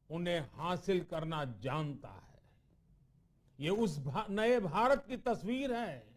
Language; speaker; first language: Hindi; non-native, local second language; Gujarati